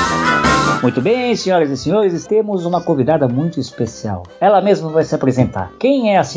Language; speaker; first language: Portuguese; native; Portuguese